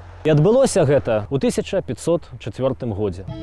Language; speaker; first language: Belarusian; native; Belarusian